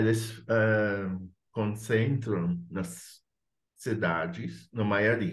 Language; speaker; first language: Portuguese; non-native, fluent; English